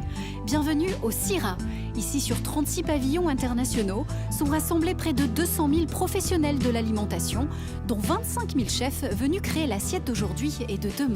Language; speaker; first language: French; native; French